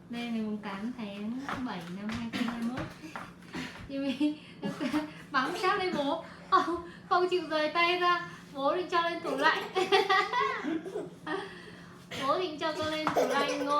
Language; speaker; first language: Vietnamese; native; Vietnamese